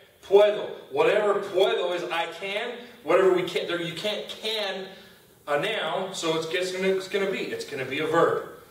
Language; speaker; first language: English; native; English